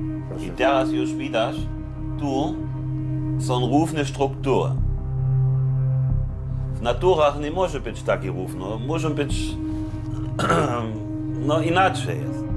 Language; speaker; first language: Polish; non-native, learner; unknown